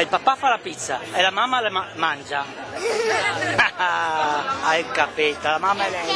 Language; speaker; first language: Italian; native; Italian